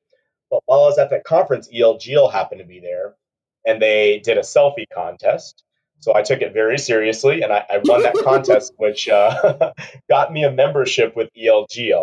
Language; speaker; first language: English; native; English